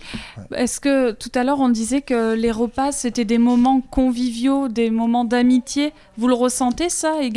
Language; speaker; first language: French; native; French